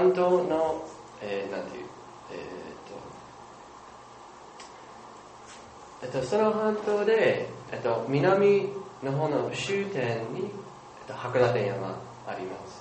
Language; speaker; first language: Japanese; non-native, learner; English